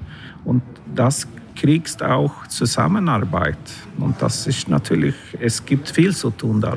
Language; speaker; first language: German; non-native, learner; Swedish